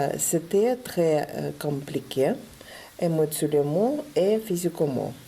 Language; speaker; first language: French; non-native, fluent; Ukrainian